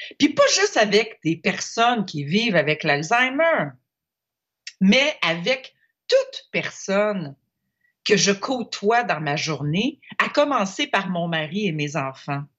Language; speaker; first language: French; native; French